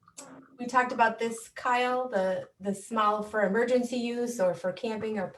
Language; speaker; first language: English; native; English